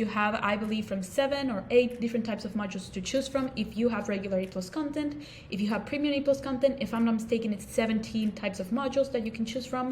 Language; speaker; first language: English; non-native, local second language; Spanish